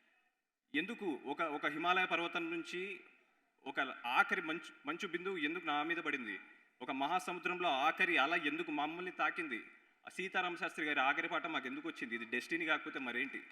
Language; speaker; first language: Telugu; native; Telugu